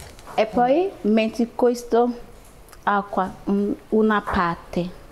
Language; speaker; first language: Italian; non-native, learner; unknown